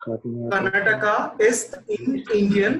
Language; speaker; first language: German; non-native, learner; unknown